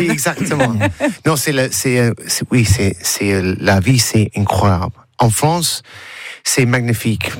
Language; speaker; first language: French; non-native, learner; English